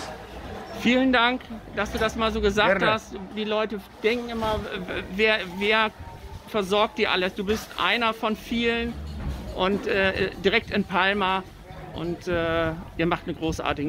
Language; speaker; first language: German; native; German